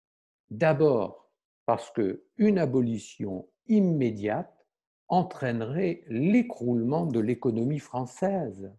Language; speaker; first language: French; native; French